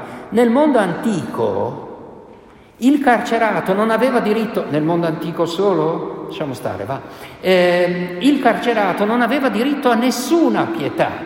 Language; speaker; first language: Italian; native; Italian